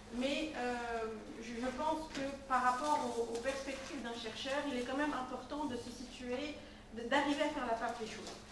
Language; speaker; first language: French; non-native, local second language; Arabic